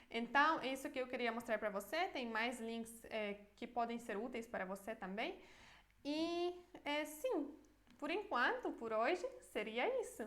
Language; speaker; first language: Portuguese; non-native, fluent; Polish